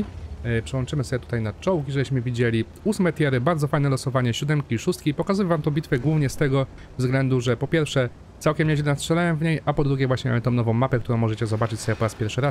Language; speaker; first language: Polish; native; Polish